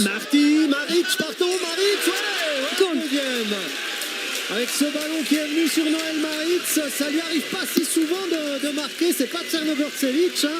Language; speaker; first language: French; native; French